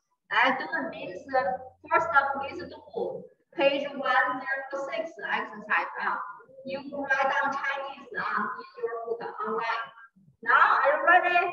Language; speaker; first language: English; non-native, learner; Chinese